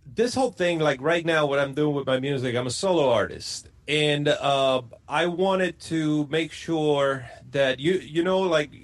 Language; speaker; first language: English; non-native, fluent; Spanish